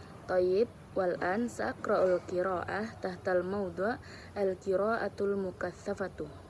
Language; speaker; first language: Arabic; non-native, learner; Indonesian